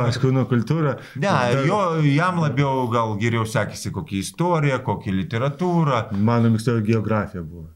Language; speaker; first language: Lithuanian; non-native, local second language; Polish